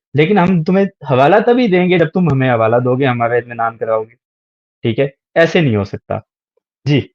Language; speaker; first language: Urdu; native; Urdu